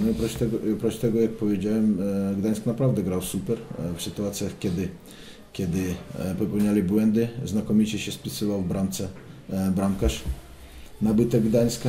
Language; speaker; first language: Polish; non-native, fluent; Russian